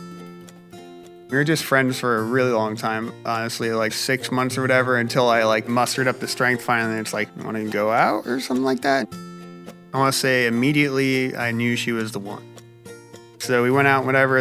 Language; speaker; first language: English; native; English